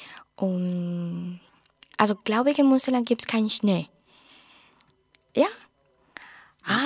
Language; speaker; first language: German; non-native, learner; Spanish